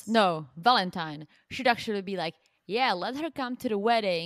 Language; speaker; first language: English; non-native, fluent; Czech